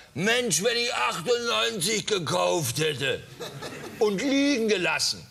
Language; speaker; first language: German; native; German